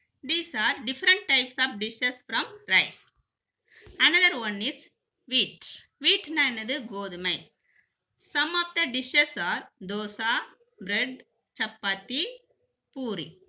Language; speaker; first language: English; non-native, local second language; Tamil